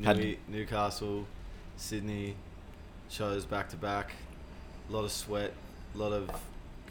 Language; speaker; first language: English; native; English